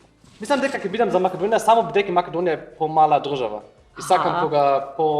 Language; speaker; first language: Macedonian; non-native, learner; German